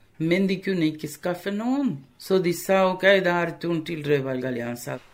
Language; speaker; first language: Norwegian; non-native, fluent; Spanish